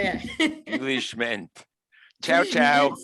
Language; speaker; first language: Portuguese; non-native, learner; English